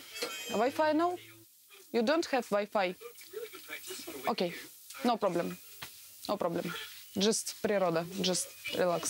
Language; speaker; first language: English; non-native, learner; Russian